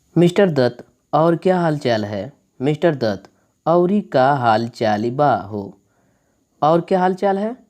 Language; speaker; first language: Hindi; native; Hindi